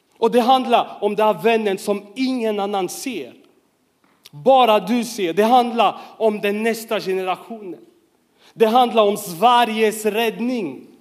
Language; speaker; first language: Swedish; non-native, fluent; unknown